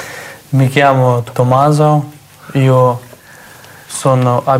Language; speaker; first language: Italian; non-native, learner; Russian